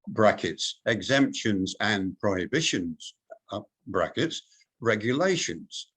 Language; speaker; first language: English; native; English